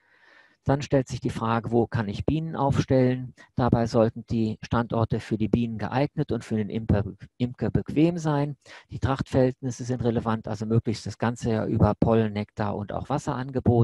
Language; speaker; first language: German; native; German